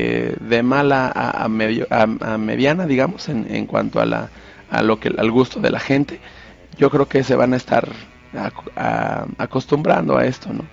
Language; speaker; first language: Spanish; native; Spanish